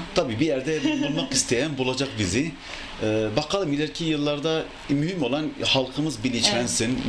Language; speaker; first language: Turkish; native; Turkish